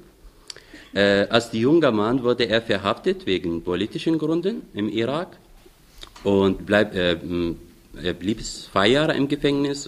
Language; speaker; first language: German; non-native, fluent; Arabic